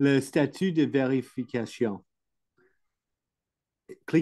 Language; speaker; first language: French; non-native, learner; English